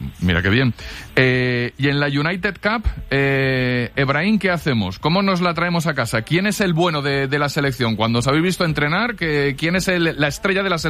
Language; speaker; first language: Spanish; native; Spanish